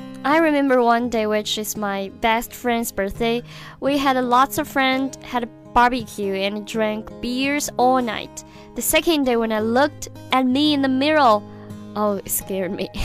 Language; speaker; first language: English; non-native, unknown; Chinese